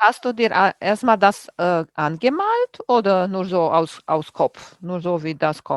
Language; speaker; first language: German; non-native, fluent; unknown